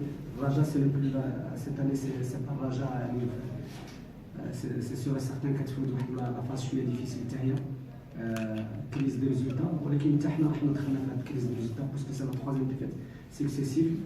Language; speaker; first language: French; non-native, local second language; Arabic